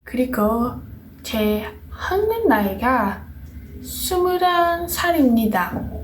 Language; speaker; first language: Korean; non-native, learner; Portuguese